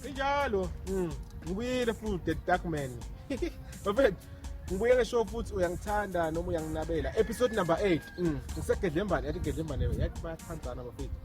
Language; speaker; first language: Zulu; native; Zulu